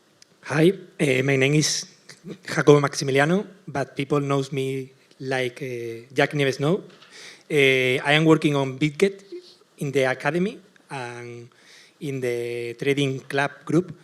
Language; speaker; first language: English; non-native, learner; Spanish